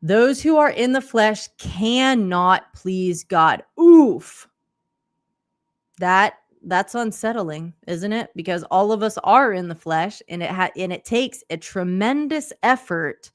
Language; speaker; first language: English; native; English